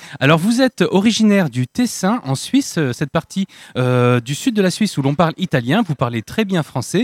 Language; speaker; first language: French; native; French